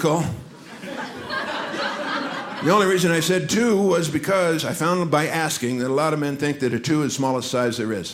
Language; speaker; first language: English; native; English